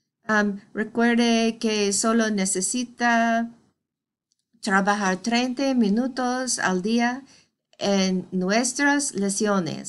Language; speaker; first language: Spanish; non-native, fluent; English